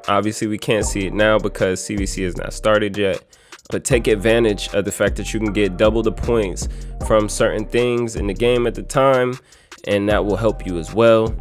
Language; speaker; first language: English; native; English